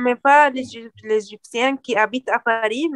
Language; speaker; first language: French; non-native, learner; Arabic